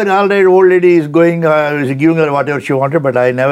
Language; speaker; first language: English; non-native, local second language; Telugu